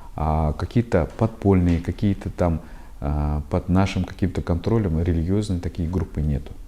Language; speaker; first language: Russian; non-native, local second language; Kazakh